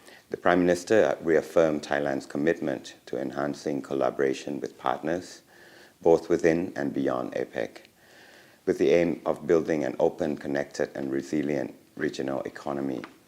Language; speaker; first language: English; non-native, fluent; Thai